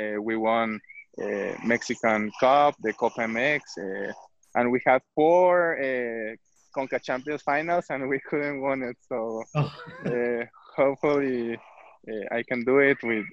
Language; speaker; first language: English; non-native, fluent; Spanish